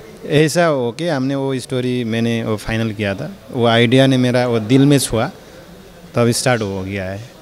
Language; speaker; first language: Hindi; non-native, learner; Nepali